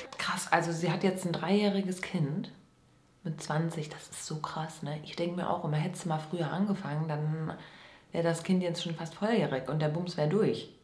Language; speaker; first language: German; native; German